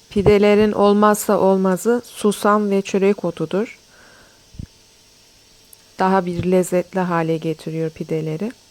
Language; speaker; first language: Turkish; native; Turkish